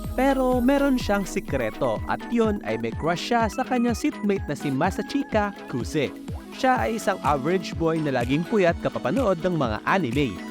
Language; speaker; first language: Filipino; native; Filipino